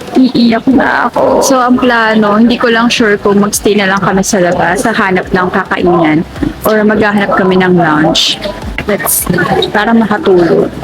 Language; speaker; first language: Filipino; native; Filipino